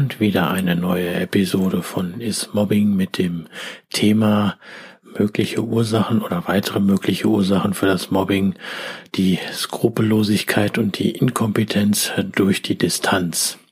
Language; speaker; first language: German; native; German